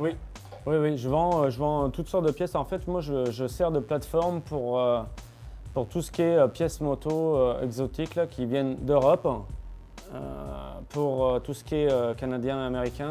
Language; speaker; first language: French; native; French